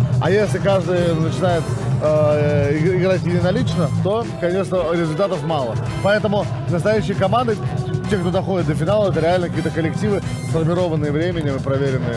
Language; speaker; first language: Russian; native; Russian